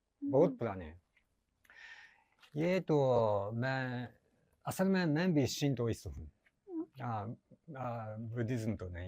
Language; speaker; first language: Hindi; non-native, learner; Japanese